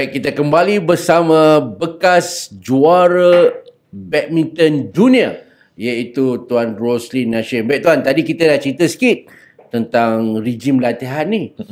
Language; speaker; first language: Malay; native; Malay